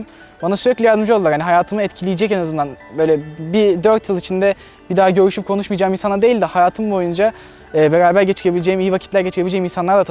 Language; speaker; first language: Turkish; native; Turkish